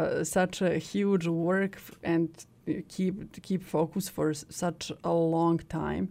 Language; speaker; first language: English; non-native, fluent; Serbian